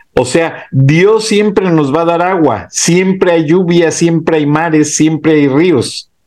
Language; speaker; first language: Spanish; native; Spanish